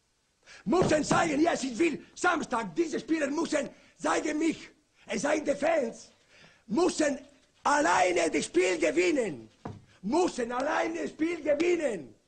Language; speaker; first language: German; non-native, learner; Italian